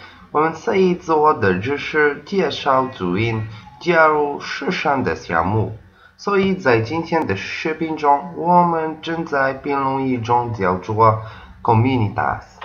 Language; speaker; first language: Chinese; non-native, learner; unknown